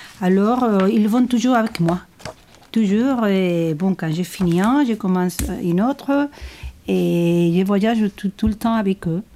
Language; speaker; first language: French; non-native, fluent; Spanish